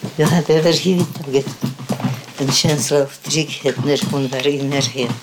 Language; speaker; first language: Swedish; non-native, fluent; Polish